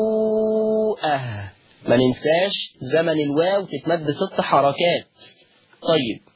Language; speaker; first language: Arabic; native; Arabic